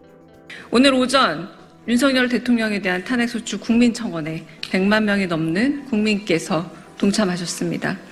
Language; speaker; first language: Korean; native; Korean